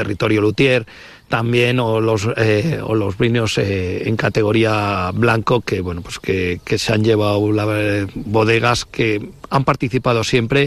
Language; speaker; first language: Spanish; native; Spanish